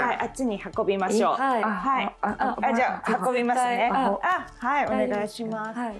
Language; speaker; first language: Japanese; native; Japanese